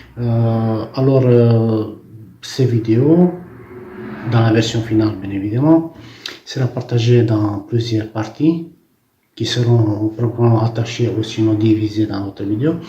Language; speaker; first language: French; non-native, fluent; Romanian